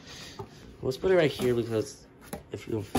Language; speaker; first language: English; native; English